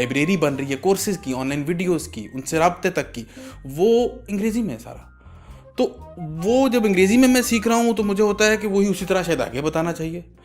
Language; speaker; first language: Urdu; native; Urdu